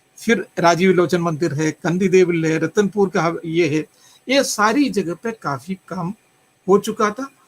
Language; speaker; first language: Hindi; non-native, local second language; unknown